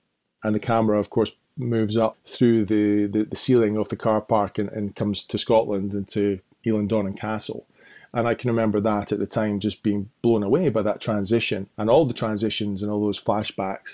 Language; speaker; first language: English; native; English